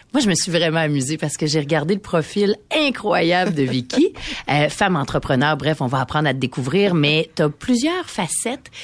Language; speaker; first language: French; native; French